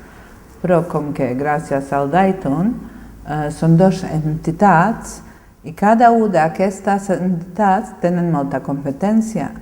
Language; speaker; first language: Catalan; non-native, fluent; Bosnian